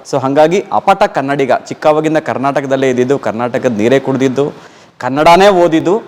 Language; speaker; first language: Kannada; non-native, local second language; Telugu